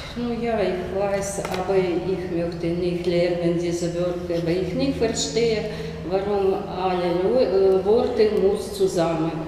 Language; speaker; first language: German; non-native, learner; Russian